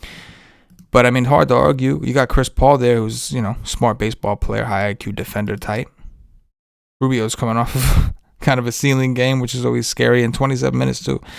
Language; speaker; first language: English; native; English